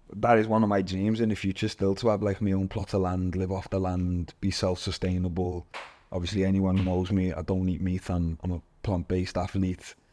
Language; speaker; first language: English; native; English